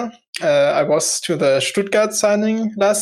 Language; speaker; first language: English; non-native, fluent; German